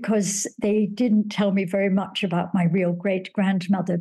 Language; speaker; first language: English; native; English